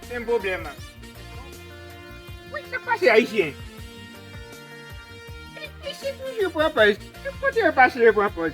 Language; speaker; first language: Portuguese; non-native, learner; Haitian Creole